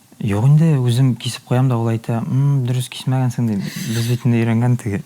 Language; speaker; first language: Tatar; native; Tatar